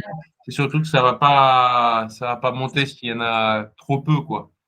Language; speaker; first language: French; native; French